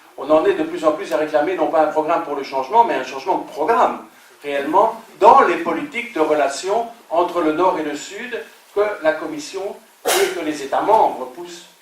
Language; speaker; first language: French; native; French